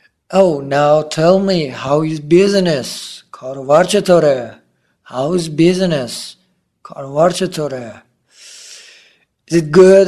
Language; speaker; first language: English; non-native, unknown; Persian